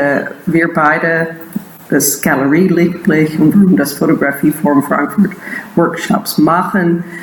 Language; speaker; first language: German; non-native, fluent; English